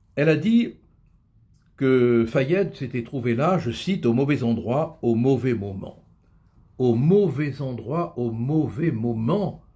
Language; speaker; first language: French; native; French